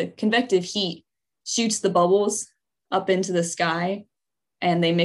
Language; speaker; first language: English; native; English